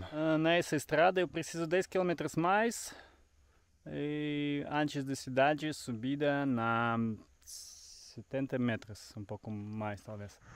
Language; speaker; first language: Portuguese; non-native, learner; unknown